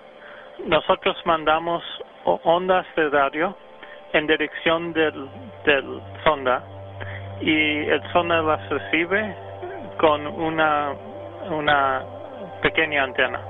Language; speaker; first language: Spanish; early bilingual, heritage; English